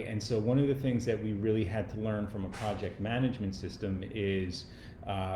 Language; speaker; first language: English; native; English